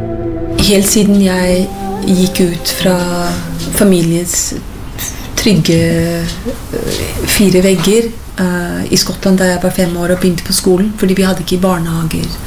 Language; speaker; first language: Norwegian; non-native, fluent; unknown